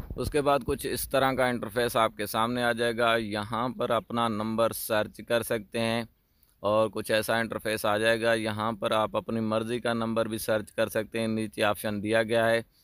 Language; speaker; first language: Urdu; native; Urdu